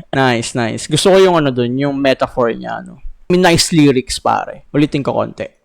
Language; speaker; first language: Filipino; native; Filipino